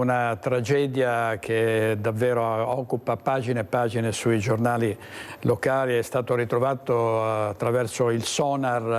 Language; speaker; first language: Italian; native; Italian